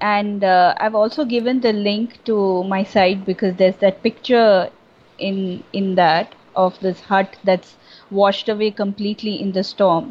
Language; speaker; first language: English; non-native, local second language; Bangla